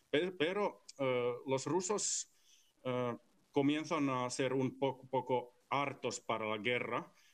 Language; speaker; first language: Spanish; non-native, fluent; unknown